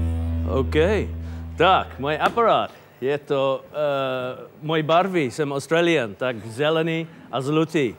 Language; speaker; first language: Czech; non-native, fluent; English